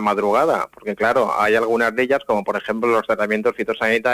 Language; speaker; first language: Spanish; native; Spanish